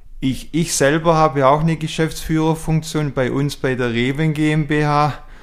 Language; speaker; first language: German; native; German